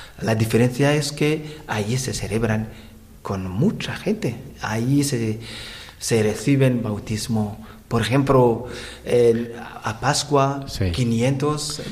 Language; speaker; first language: Spanish; non-native, learner; Rundi